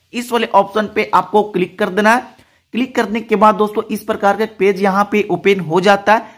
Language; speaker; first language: Hindi; native; Hindi